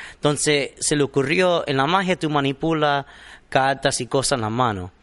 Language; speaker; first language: Spanish; early bilingual, heritage; Spanish